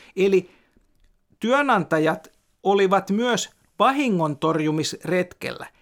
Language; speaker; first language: Finnish; native; Finnish